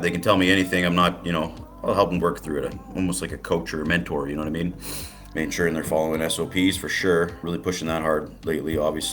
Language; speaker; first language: English; native; English